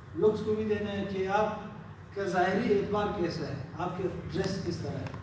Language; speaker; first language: Urdu; non-native, local second language; Pashto